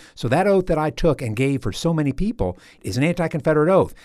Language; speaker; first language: English; native; English